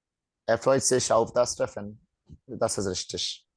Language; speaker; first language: German; non-native, fluent; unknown